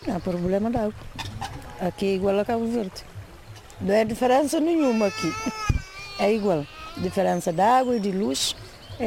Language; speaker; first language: Portuguese; non-native, local second language; Kabuverdianu